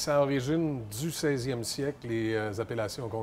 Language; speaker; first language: French; native; French